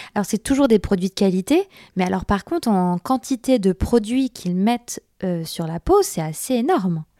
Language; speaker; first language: French; native; French